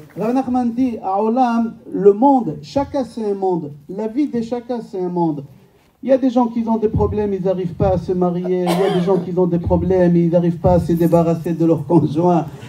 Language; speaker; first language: French; non-native, fluent; Hebrew